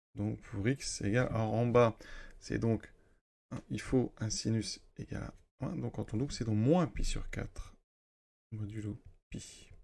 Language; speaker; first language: French; native; French